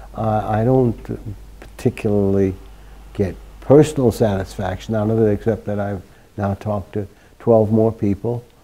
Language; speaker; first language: English; early bilingual, other home language; German